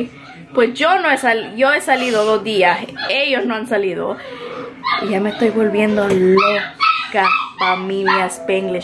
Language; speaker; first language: Spanish; early bilingual, heritage; Spanish